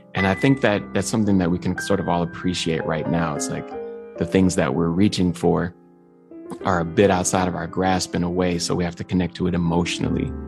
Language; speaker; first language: English; native; English